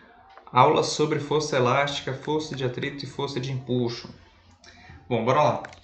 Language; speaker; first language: Portuguese; native; Portuguese